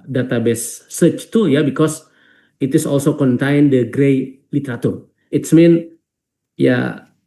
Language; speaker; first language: English; non-native, fluent; Indonesian